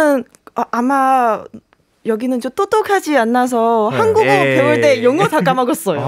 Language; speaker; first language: Korean; non-native, learner; Chinese